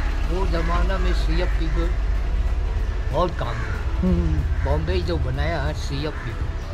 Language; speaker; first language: Hindi; non-native, local second language; Chinese